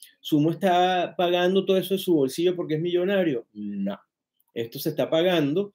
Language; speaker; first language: Spanish; native; Spanish